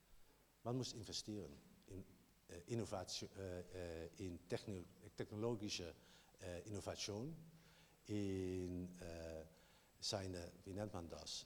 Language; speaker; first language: German; non-native, learner; Dutch